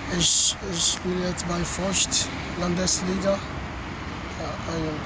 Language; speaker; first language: German; non-native, learner; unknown